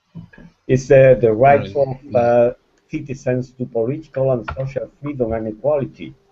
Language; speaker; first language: English; non-native, fluent; Spanish